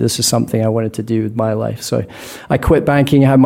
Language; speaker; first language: English; native; English